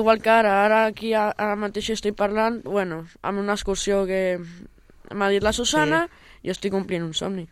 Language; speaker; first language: Catalan; non-native, local second language; Spanish